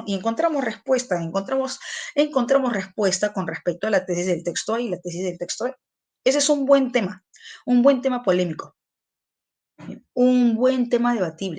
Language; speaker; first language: Spanish; native; Spanish